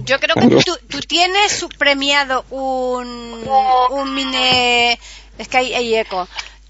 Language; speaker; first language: Spanish; native; Spanish